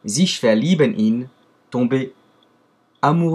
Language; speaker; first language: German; non-native, fluent; French